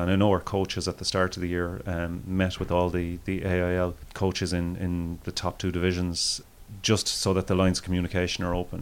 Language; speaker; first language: English; native; English